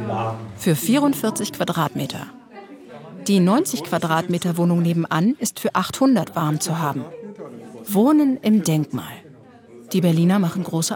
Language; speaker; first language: German; native; German